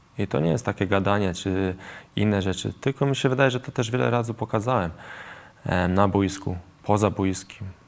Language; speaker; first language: Polish; early bilingual, heritage; Polish